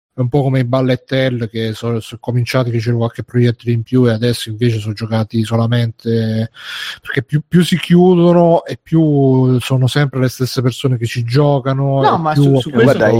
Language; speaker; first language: Italian; native; Italian